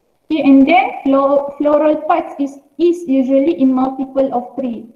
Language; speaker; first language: English; non-native, local second language; Malay